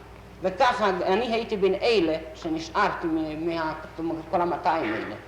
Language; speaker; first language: Hebrew; non-native, fluent; Hungarian